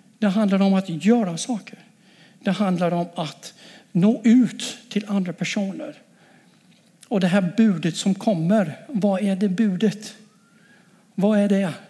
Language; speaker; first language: Swedish; non-native, fluent; English